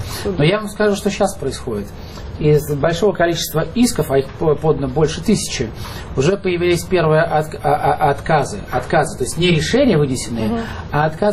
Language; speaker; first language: Russian; native; Russian